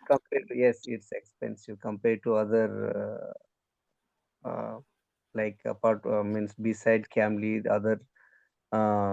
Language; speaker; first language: English; non-native, learner; Kannada